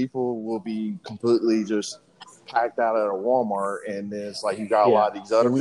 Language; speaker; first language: English; native; English